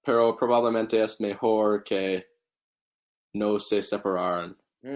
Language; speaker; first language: Spanish; non-native, learner; English